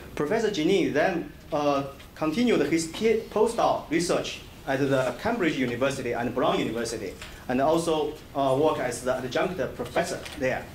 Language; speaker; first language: English; non-native, fluent; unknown